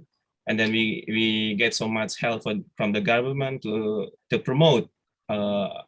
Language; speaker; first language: English; non-native, fluent; Indonesian